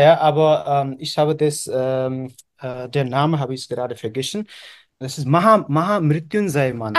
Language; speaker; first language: German; non-native, fluent; Nepali